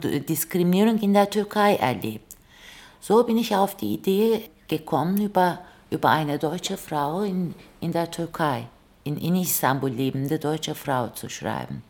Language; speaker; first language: German; non-native, fluent; Turkish